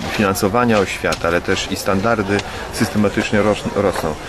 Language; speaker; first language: Polish; native; Polish